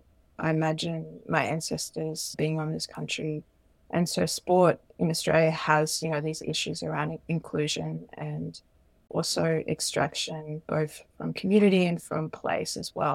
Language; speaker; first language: English; native; English